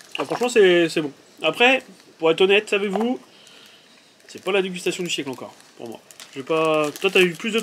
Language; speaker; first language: French; native; French